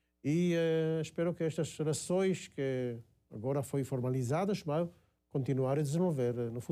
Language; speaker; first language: Portuguese; non-native, fluent; Hebrew